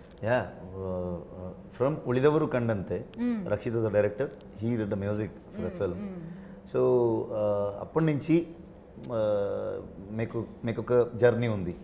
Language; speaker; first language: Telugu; non-native, learner; Kannada